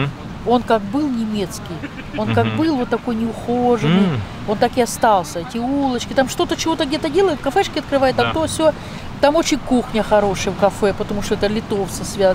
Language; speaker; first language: Russian; native; Russian